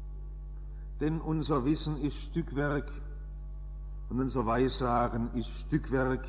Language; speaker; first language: German; native; German